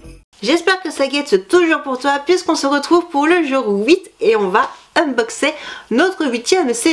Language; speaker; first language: French; native; French